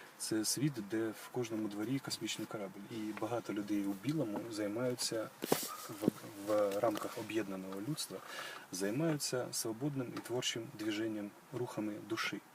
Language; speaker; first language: Ukrainian; non-native, local second language; Russian